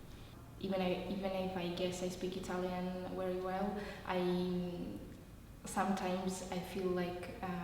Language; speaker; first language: English; non-native, fluent; Russian